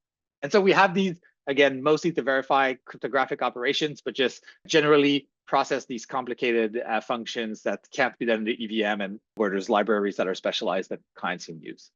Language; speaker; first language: English; native; English